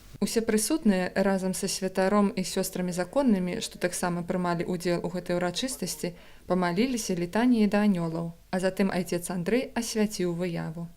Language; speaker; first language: Belarusian; native; Belarusian